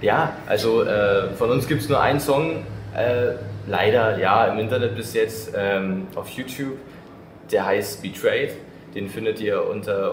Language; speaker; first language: German; native; German